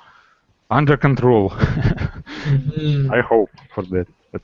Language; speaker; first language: English; non-native, learner; Russian